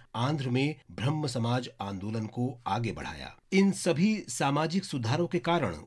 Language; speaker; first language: Hindi; native; Hindi